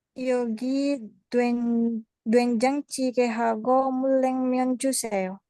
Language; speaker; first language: Korean; non-native, learner; Indonesian